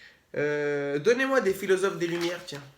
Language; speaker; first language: French; native; French